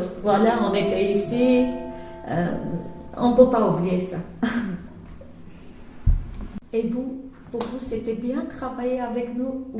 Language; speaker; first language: French; non-native, learner; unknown